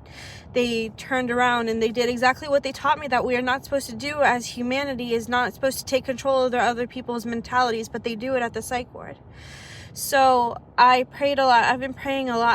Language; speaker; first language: English; early bilingual, other home language; Arabic